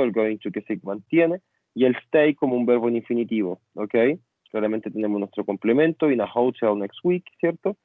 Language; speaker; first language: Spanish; native; Spanish